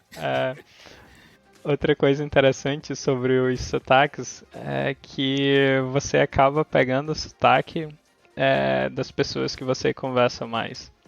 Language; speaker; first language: Portuguese; native; Portuguese